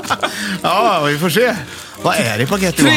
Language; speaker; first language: Swedish; native; Swedish